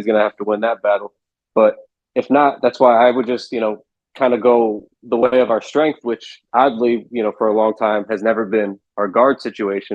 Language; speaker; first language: English; native; English